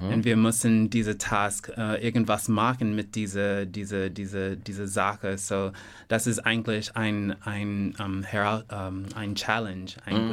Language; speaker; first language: German; non-native, learner; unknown